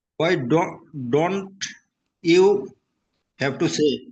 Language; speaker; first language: English; non-native, learner; Bangla